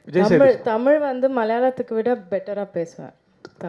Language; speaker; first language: Tamil; non-native, local second language; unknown